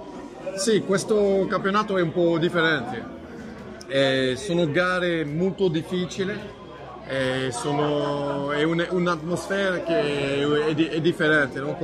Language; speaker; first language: Italian; non-native, fluent; French